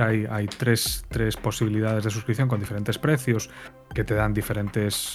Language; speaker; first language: Spanish; native; Spanish